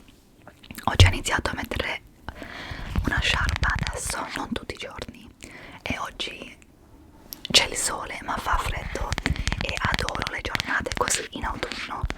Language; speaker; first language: Italian; non-native, fluent; English